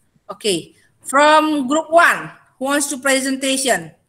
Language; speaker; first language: English; non-native, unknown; Indonesian